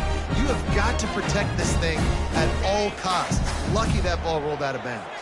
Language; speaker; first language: English; native; English